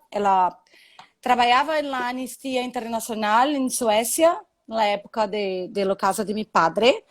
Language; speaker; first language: Spanish; non-native, learner; Portuguese